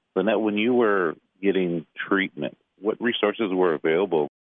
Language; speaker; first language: English; native; English